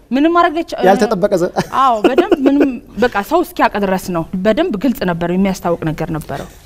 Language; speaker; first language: Amharic; native; Amharic